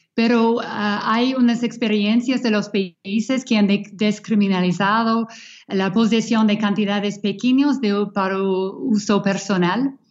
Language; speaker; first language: Spanish; non-native, fluent; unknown